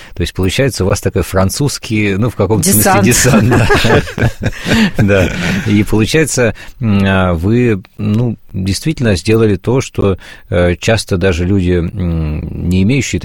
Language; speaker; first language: Russian; native; Russian